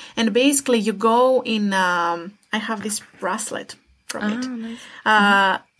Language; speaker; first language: English; non-native, fluent; Greek